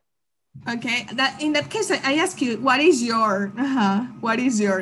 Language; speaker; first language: English; non-native, fluent; Spanish